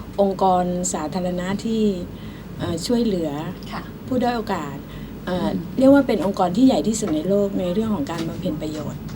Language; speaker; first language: Thai; native; Thai